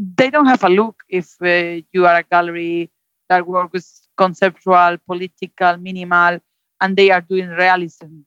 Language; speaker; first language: English; non-native, fluent; Spanish